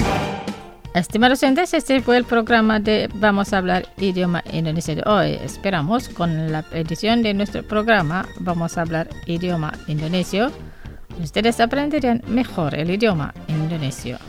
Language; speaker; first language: Spanish; non-native, fluent; Indonesian